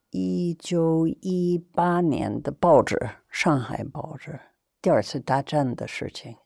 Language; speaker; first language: Chinese; non-native, fluent; English